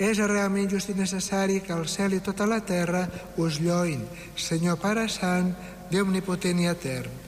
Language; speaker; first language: Catalan; native; Catalan